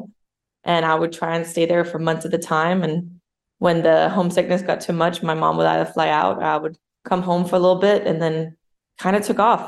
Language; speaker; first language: English; non-native, fluent; Danish